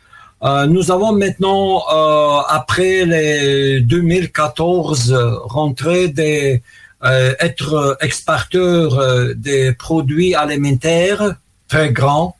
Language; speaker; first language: French; non-native, learner; Russian